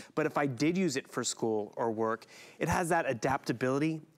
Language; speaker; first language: English; native; English